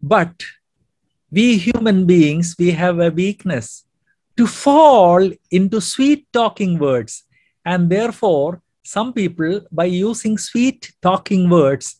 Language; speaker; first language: English; non-native, local second language; Malayalam